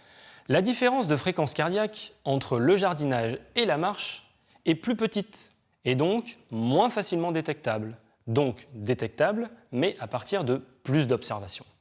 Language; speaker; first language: French; native; French